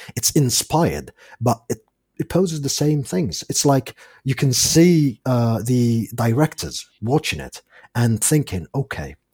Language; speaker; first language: English; non-native, fluent; Arabic